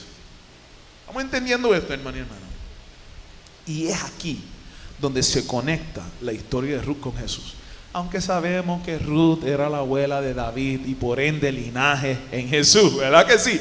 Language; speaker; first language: Spanish; native; Spanish